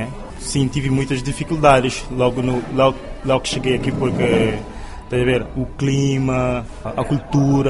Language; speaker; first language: Portuguese; non-native, local second language; Kabuverdianu